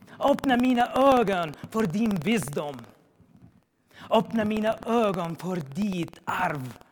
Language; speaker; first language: Swedish; non-native, learner; Arabic